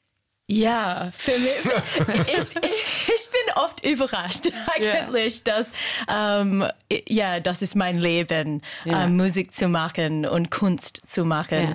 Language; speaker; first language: German; non-native, fluent; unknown